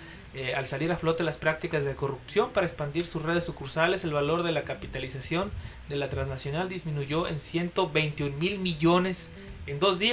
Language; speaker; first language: Spanish; native; Spanish